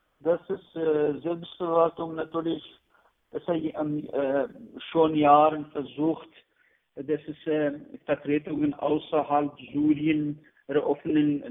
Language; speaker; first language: German; non-native, learner; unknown